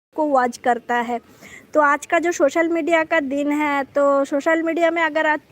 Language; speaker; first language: Hindi; non-native, local second language; Bangla